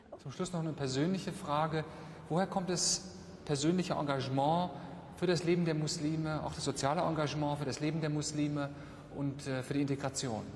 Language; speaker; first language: German; native; German